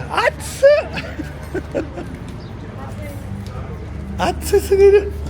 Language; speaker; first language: Japanese; non-native, fluent; Urdu